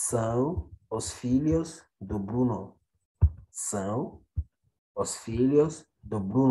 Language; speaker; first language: Portuguese; non-native, fluent; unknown